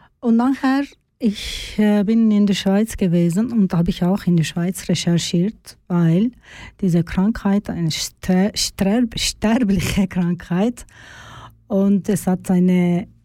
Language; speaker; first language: German; non-native, learner; Turkish